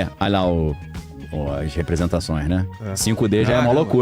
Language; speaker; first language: Portuguese; native; Portuguese